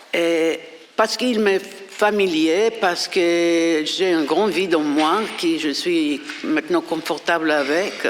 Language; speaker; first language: French; non-native, fluent; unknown